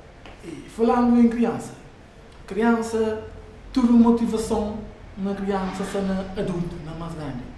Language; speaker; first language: Portuguese; non-native, learner; Kabuverdianu